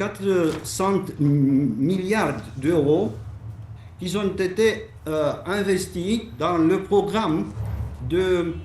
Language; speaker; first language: French; non-native, fluent; Romanian